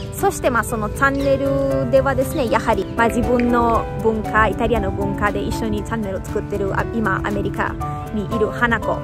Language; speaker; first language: Japanese; non-native, fluent; Italian